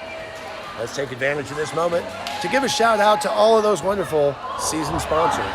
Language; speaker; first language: English; native; English